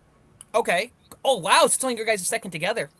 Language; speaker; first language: English; native; English